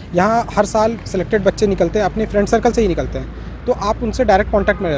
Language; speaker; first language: Hindi; native; Hindi